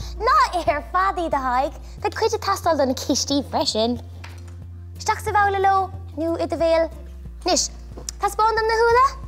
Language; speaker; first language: Irish; native; Irish